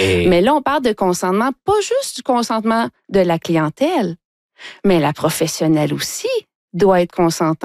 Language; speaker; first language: French; native; French